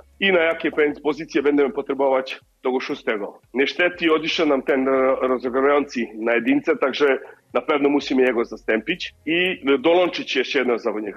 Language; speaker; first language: Polish; non-native, learner; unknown